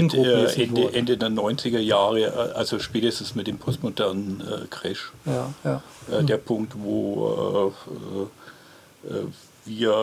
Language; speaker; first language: German; native; German